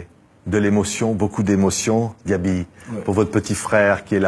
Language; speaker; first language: French; native; French